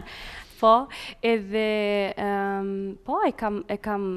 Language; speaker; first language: Albanian; early bilingual, heritage; Spanish